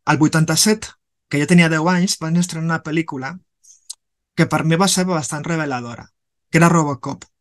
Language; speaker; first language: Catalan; non-native, local second language; Spanish